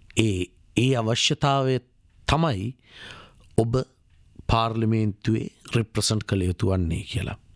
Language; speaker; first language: Sinhala; native; Sinhala